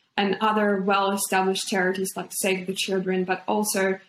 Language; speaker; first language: English; non-native, fluent; Ukrainian